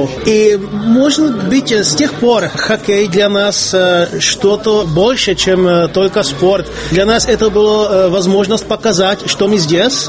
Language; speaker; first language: Russian; non-native, fluent; Czech